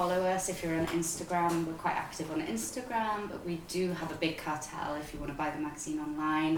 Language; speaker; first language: English; native; English